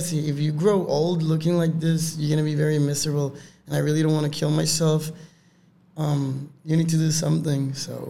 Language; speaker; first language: English; non-native, local second language; Spanish